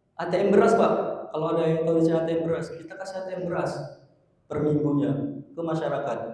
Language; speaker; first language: Indonesian; native; Indonesian